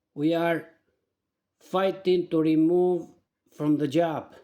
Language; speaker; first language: English; non-native, learner; Albanian